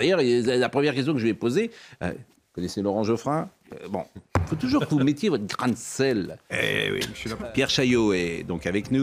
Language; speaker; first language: French; native; French